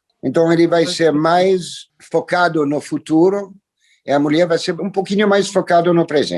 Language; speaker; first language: Portuguese; non-native, fluent; French